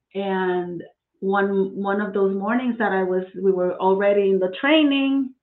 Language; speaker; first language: English; non-native, fluent; Spanish